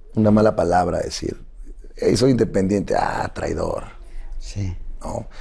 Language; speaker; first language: Spanish; native; Spanish